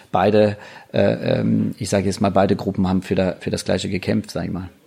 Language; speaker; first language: German; non-native, fluent; French